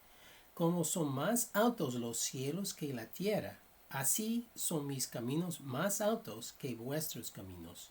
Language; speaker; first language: Spanish; non-native, fluent; English